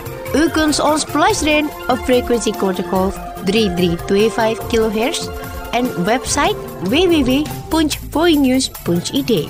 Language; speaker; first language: Dutch; non-native, fluent; Indonesian